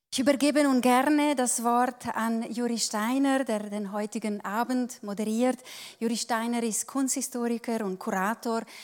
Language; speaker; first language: German; non-native, local second language; Italian